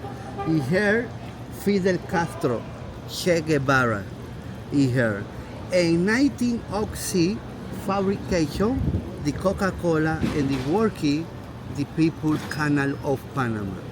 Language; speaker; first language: English; non-native, learner; Spanish